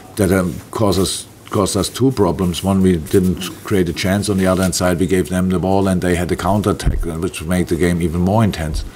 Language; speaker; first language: English; non-native, fluent; German